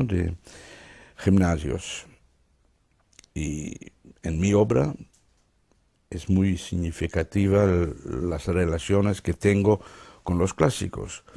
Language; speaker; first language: Spanish; non-native, fluent; Dutch